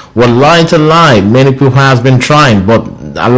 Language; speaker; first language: English; non-native, local second language; Yoruba